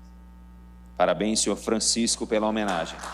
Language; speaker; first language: Portuguese; native; Portuguese